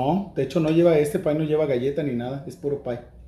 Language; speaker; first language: Spanish; native; Spanish